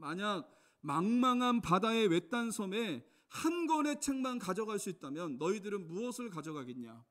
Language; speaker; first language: Korean; native; Korean